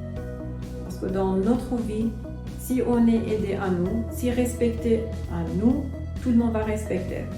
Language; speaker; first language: French; non-native, learner; Persian